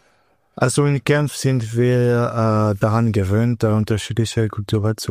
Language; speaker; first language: German; non-native, local second language; French